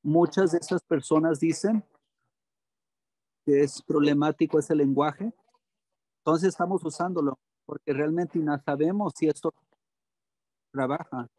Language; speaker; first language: Spanish; early bilingual, heritage; English